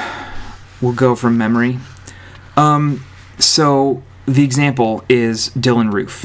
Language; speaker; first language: English; native; English